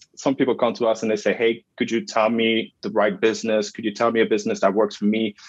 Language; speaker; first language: English; non-native, fluent; Dutch